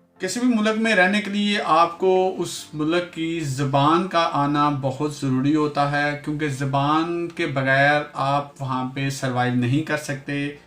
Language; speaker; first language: Urdu; native; Urdu